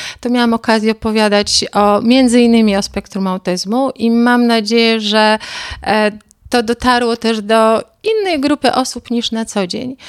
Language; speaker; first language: Polish; native; Polish